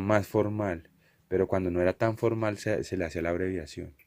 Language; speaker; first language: Spanish; native; Spanish